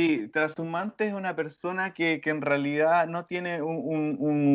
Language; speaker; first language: Spanish; native; Spanish